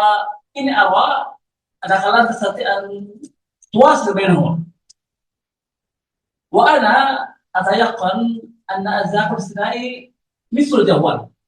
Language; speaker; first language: Arabic; non-native, learner; Malay